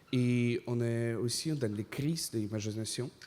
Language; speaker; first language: French; non-native, fluent; Russian